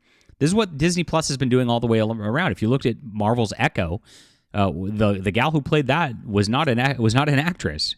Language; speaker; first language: English; native; English